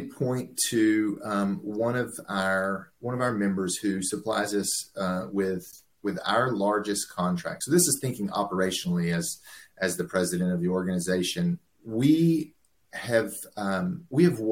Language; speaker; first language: English; native; English